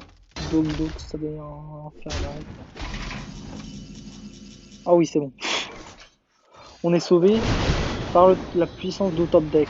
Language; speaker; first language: French; native; French